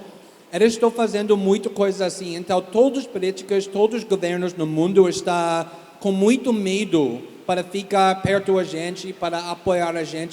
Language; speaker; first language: Portuguese; non-native, fluent; English